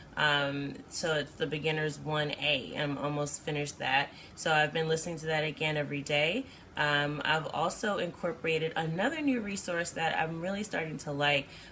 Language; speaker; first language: English; native; English